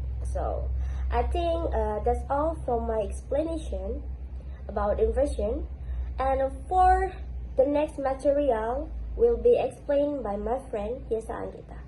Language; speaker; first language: English; non-native, learner; Indonesian